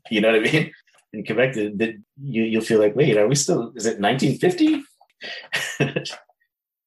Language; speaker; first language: English; native; English